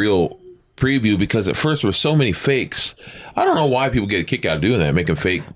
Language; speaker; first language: English; native; English